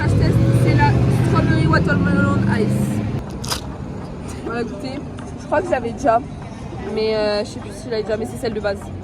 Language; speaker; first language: French; native; French